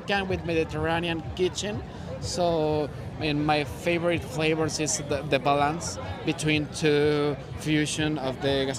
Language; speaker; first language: English; non-native, learner; Spanish